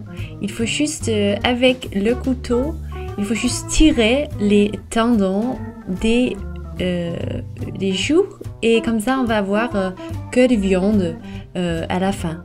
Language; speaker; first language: French; non-native, fluent; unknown